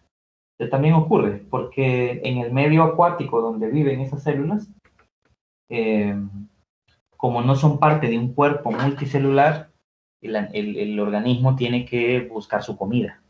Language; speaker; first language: Spanish; native; Spanish